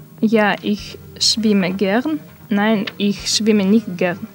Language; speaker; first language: German; non-native, learner; Russian